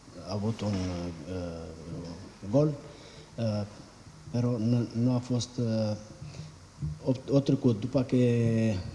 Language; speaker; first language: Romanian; non-native, learner; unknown